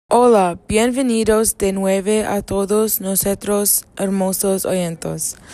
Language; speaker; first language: Spanish; non-native, learner; English